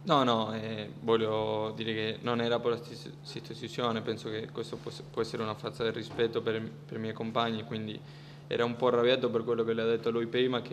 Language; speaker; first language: Italian; non-native, fluent; Spanish